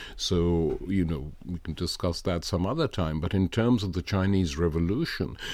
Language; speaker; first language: English; non-native, local second language; Punjabi